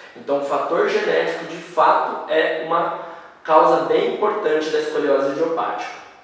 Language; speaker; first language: Portuguese; native; Portuguese